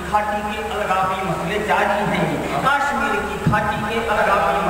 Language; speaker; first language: Hindi; native; Hindi